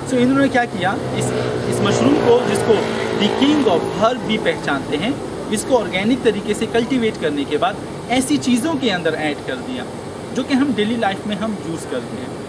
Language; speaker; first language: Urdu; non-native, local second language; Pashto